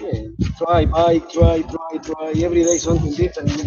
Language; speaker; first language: English; non-native, learner; Spanish